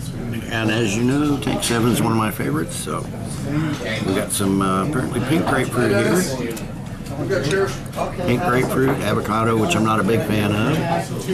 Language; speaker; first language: English; native; English